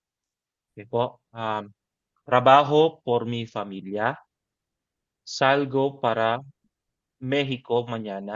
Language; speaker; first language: Spanish; non-native, learner; Filipino